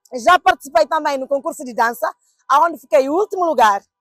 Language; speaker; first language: Portuguese; non-native, local second language; Kabuverdianu